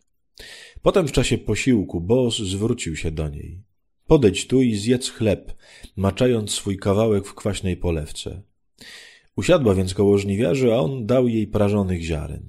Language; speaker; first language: Polish; native; Polish